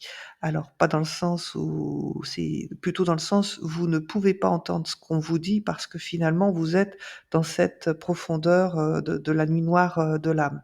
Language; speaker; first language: French; native; French